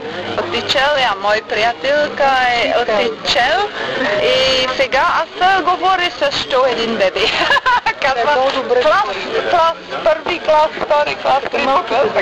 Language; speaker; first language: Bulgarian; non-native, learner; Dutch